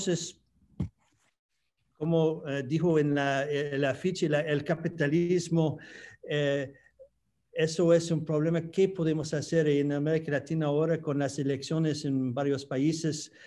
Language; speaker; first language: Spanish; non-native, fluent; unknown